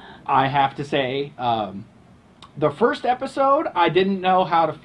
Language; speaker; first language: English; native; English